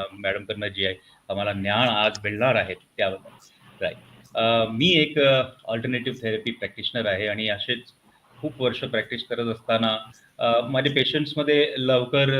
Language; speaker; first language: Marathi; non-native, local second language; Punjabi